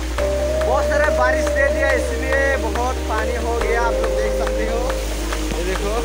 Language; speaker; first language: Hindi; non-native, local second language; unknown